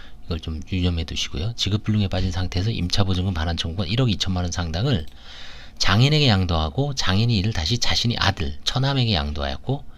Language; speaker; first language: Korean; native; Korean